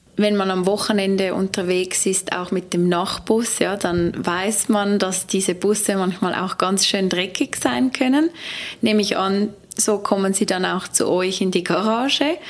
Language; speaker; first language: German; native; German